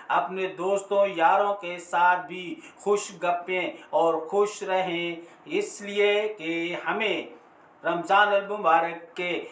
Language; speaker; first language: Urdu; native; Urdu